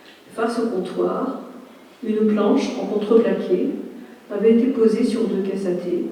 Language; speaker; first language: French; native; French